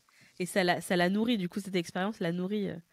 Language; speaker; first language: French; native; French